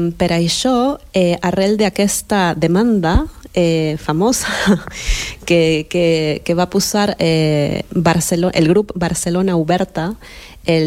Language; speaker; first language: Catalan; non-native, fluent; Spanish